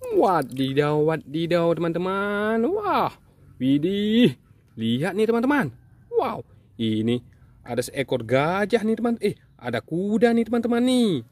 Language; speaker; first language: Indonesian; native; Indonesian